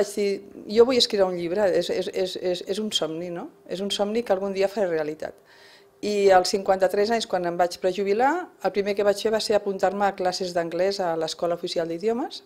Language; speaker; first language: Catalan; non-native, local second language; Spanish